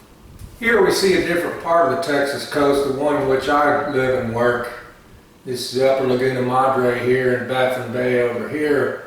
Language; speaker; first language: English; native; English